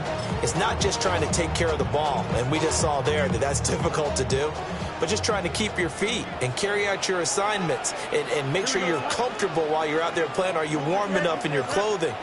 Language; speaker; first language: English; native; English